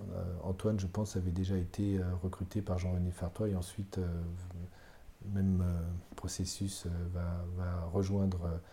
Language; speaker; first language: French; native; French